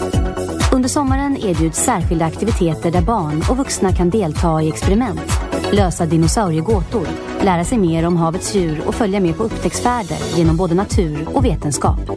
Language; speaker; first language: Swedish; native; Swedish